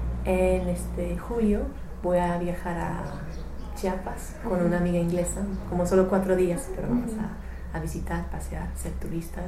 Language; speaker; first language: Spanish; non-native, fluent; English